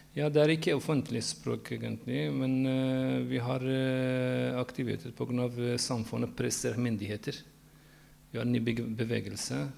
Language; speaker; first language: Norwegian; non-native, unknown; Central Kurdish